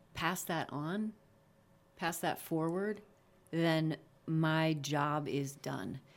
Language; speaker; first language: English; native; English